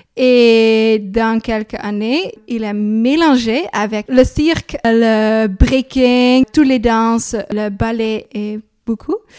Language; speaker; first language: French; non-native, learner; Dutch